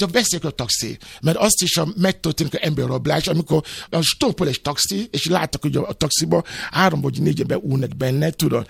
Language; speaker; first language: Hungarian; non-native, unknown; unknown